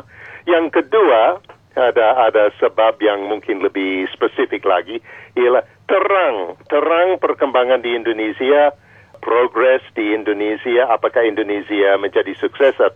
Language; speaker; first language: Indonesian; non-native, fluent; English